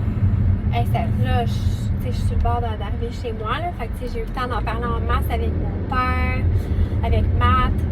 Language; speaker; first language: French; native; French